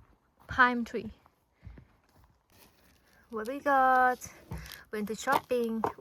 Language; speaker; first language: English; non-native, learner; Thai